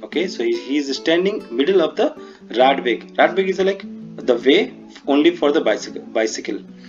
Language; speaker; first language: English; non-native, local second language; Hindi